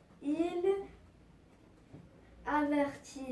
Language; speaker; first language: French; non-native, learner; Arabic